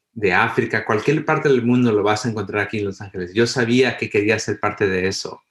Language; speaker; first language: Spanish; early bilingual, heritage; Spanish